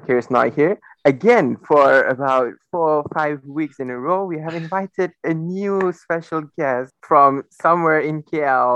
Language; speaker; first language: English; non-native, local second language; Malay